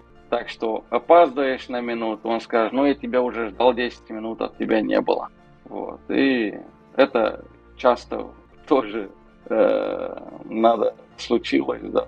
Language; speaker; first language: Russian; non-native, local second language; Romanian